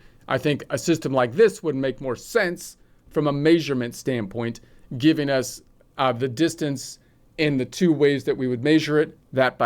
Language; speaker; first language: English; native; English